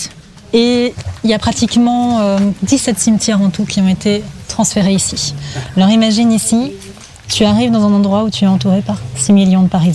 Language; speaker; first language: French; native; French